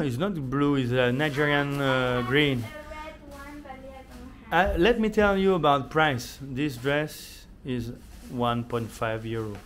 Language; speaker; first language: English; non-native, fluent; French